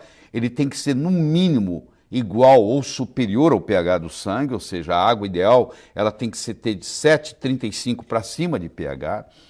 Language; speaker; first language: Portuguese; native; Portuguese